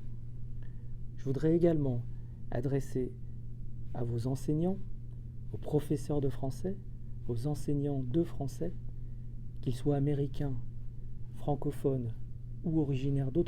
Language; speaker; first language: French; native; French